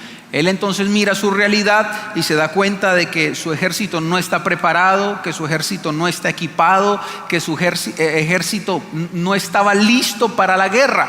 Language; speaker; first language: Spanish; native; Spanish